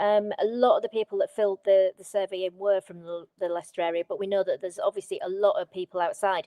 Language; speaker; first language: English; native; English